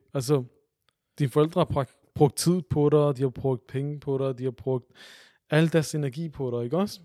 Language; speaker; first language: Danish; early bilingual, other home language; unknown